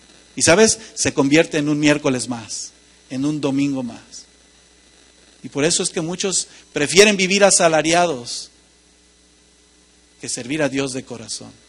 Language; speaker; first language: Spanish; native; Spanish